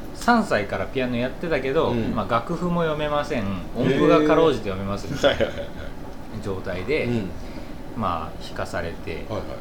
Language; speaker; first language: Japanese; native; Japanese